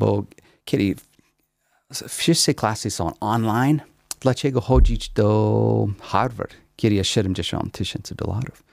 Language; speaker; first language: Polish; non-native, learner; English